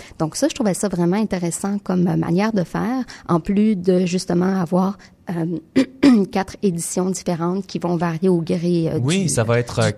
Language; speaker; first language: French; native; French